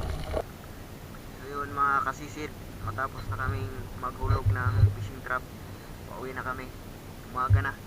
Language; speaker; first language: Filipino; non-native, local second language; Cebuano